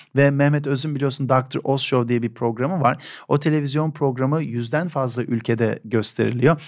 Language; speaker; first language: Turkish; native; Turkish